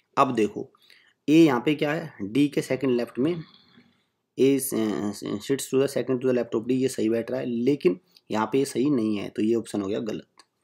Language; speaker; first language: Hindi; native; Hindi